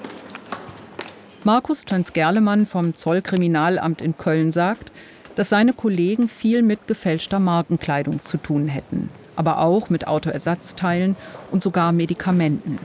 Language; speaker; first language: German; native; German